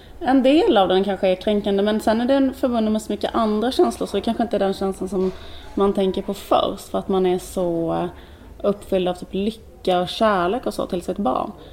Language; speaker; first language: Swedish; native; Swedish